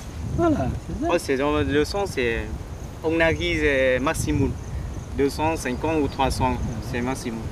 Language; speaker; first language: French; non-native, learner; Vietnamese